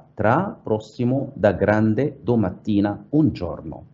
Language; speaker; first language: Italian; non-native, fluent; Arabic